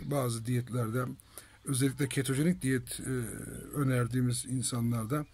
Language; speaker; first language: Turkish; native; Turkish